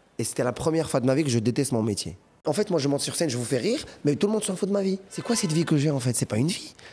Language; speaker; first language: French; non-native, local second language; Arabic